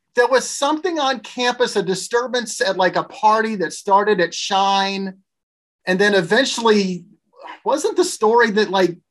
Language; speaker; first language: English; native; English